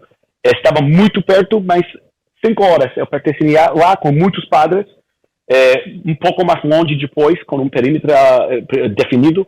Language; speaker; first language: Portuguese; early bilingual, heritage; Portuguese